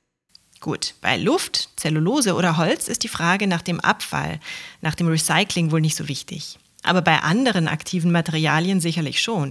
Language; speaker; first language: German; native; German